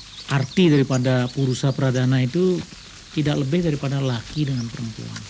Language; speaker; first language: Indonesian; native; Indonesian